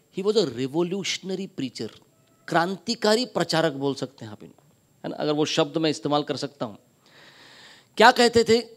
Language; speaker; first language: Hindi; non-native, local second language; Marathi